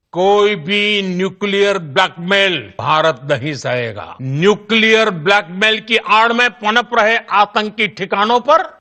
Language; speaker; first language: Hindi; non-native, local second language; Gujarati